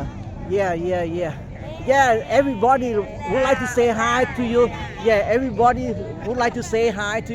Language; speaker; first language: English; non-native, learner; Thai